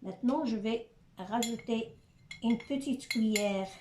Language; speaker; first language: French; non-native, local second language; Arabic